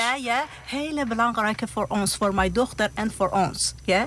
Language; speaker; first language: Dutch; non-native, learner; Persian